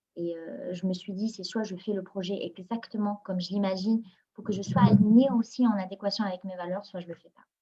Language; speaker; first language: French; non-native, local second language; Arabic